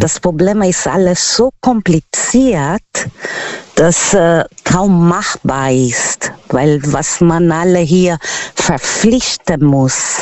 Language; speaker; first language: German; non-native, learner; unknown